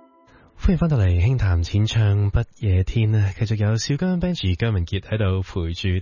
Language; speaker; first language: Cantonese; native; Cantonese